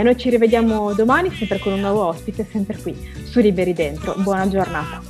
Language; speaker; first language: Italian; native; Italian